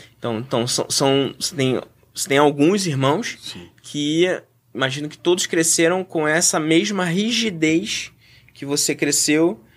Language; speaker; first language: Portuguese; native; Portuguese